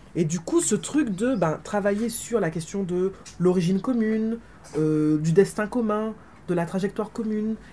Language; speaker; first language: French; native; French